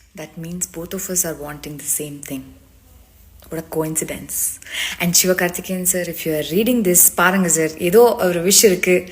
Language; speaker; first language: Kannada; native; Kannada